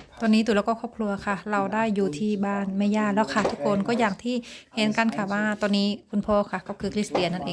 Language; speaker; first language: Thai; native; Thai